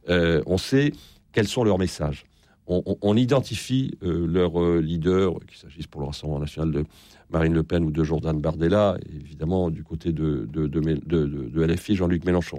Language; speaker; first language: French; native; French